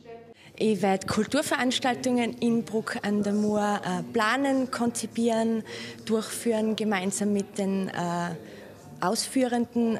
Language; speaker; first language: German; native; German